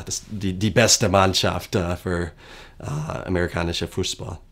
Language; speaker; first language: German; non-native, fluent; English